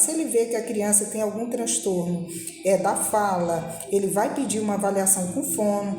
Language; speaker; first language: Portuguese; native; Portuguese